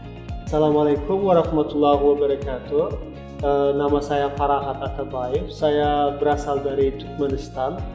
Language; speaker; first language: Indonesian; non-native, fluent; Turkmen